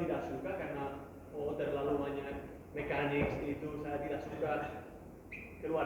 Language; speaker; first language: Indonesian; non-native, learner; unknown